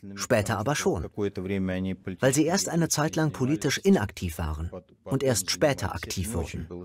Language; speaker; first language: German; non-native, fluent; Russian